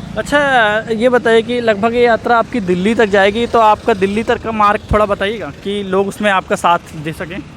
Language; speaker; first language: Hindi; native; Hindi